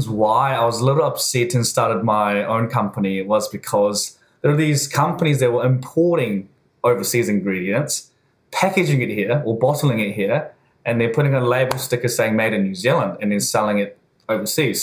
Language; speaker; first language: English; native; English